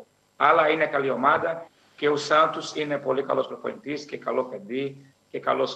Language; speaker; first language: Greek; non-native, fluent; Portuguese